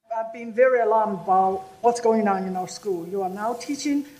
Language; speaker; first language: English; non-native, fluent; Chinese